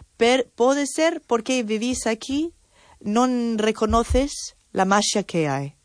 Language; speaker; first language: Spanish; non-native, fluent; English